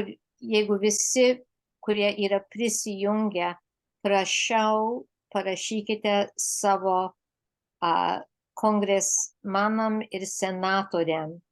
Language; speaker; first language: Lithuanian; early bilingual, heritage; Lithuanian